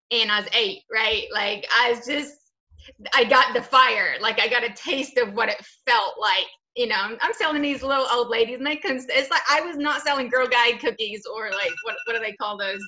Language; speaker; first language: English; native; English